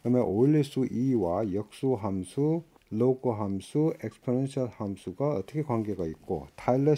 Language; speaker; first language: Korean; native; Korean